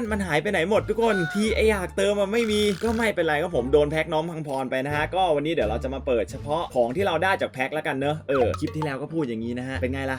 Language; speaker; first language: Thai; native; Thai